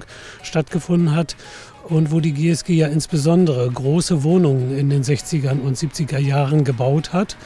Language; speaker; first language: German; native; German